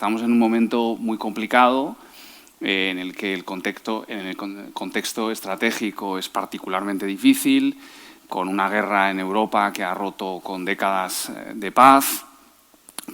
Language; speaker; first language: Spanish; native; Spanish